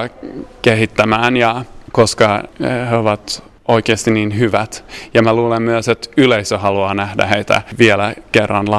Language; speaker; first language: Finnish; non-native, fluent; Swedish